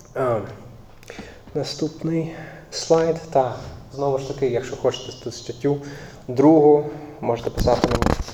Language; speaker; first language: Ukrainian; non-native, fluent; English